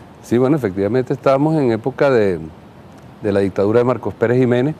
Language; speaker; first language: Spanish; native; Spanish